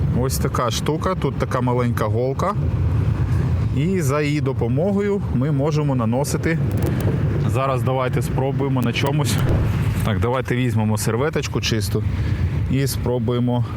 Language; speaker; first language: Ukrainian; native; Ukrainian